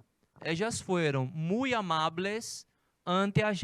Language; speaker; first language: Spanish; non-native, fluent; Portuguese